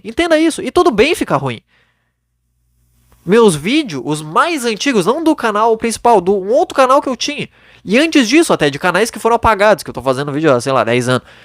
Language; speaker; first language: Portuguese; native; Portuguese